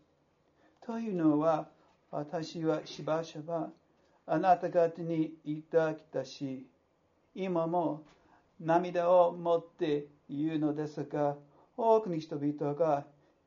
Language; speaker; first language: Japanese; non-native, fluent; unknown